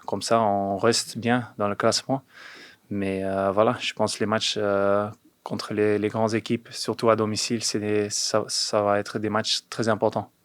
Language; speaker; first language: French; non-native, fluent; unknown